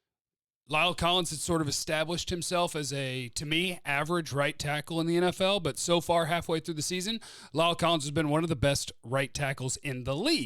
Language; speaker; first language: English; native; English